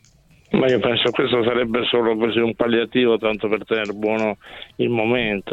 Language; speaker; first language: Italian; native; Italian